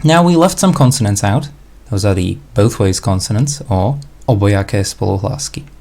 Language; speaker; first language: English; non-native, fluent; Slovak